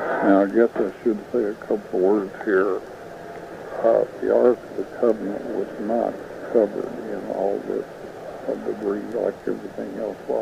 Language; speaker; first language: English; native; English